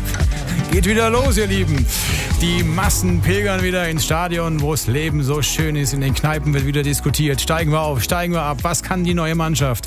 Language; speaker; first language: German; native; German